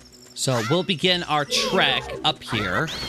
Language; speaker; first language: English; native; English